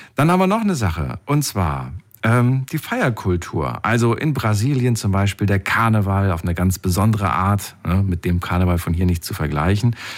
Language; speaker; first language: German; native; German